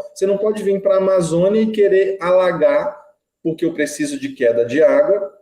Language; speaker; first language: Portuguese; native; Portuguese